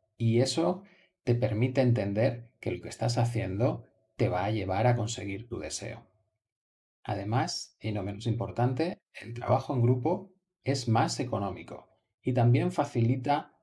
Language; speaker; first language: Spanish; native; Spanish